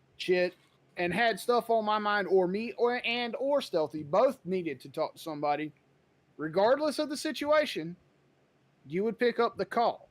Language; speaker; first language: English; native; English